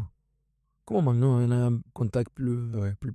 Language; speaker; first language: French; non-native, fluent; Spanish